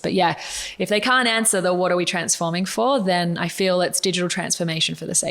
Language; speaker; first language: English; native; English